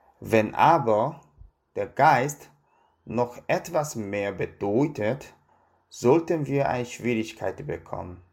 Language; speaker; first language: German; non-native, fluent; Korean